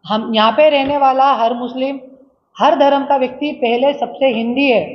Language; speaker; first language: Hindi; non-native, local second language; Marathi